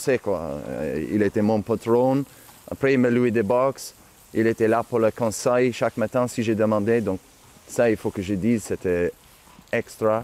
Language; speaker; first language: French; non-native, fluent; English